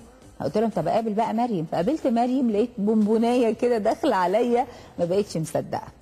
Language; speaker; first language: Arabic; native; Arabic